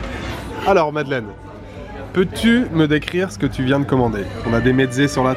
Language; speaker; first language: French; native; French